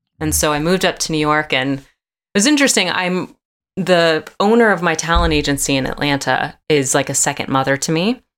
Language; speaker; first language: English; native; English